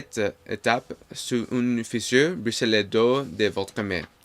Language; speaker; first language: French; non-native, learner; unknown